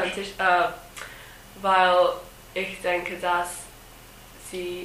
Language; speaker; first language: German; non-native, learner; English